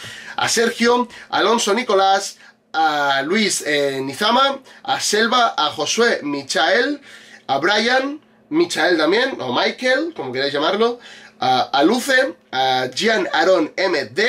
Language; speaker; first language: Spanish; native; Spanish